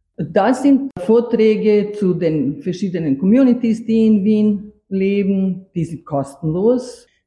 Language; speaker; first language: German; non-native, fluent; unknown